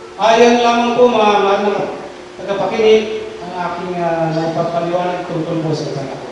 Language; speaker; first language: Filipino; non-native, local second language; Pangasinan